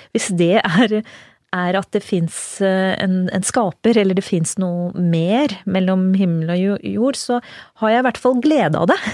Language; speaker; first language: Norwegian; early bilingual, other home language; Urdu